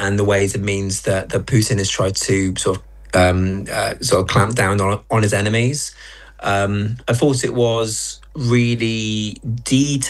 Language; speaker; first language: English; native; English